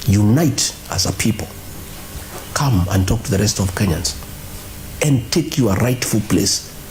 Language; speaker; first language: English; non-native, local second language; Kikuyu